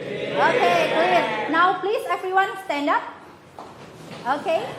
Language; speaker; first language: English; non-native, fluent; Indonesian